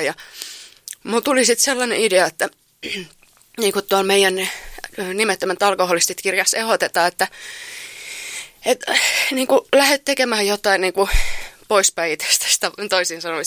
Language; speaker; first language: Finnish; native; Finnish